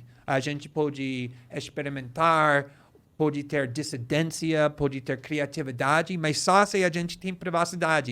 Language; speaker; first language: Portuguese; non-native, fluent; English